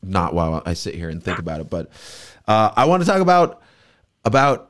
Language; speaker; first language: English; native; English